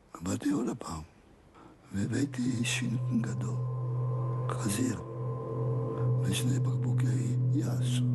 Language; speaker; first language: Hebrew; non-native, fluent; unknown